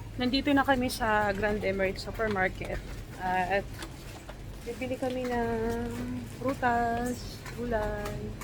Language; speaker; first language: Filipino; non-native, local second language; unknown